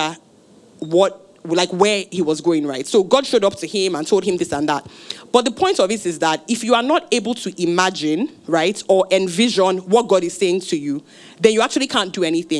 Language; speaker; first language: English; non-native, local second language; Yoruba